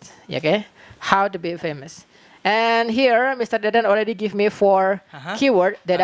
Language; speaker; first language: English; non-native, learner; Indonesian